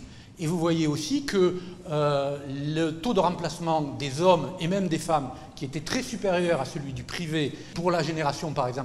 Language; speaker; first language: French; native; French